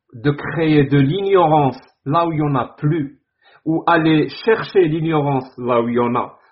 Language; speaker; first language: French; non-native, local second language; Arabic